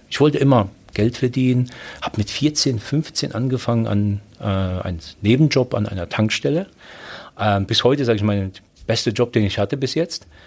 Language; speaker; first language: German; early bilingual, other home language; Polish